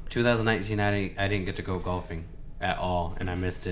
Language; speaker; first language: English; early bilingual, other home language; Spanish